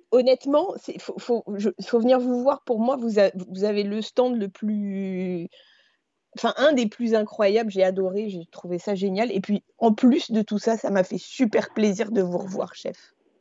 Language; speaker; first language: French; native; French